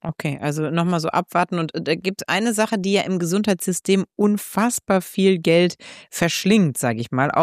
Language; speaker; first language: German; native; German